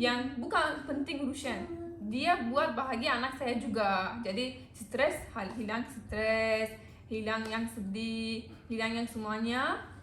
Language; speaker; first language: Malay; non-native, learner; Turkish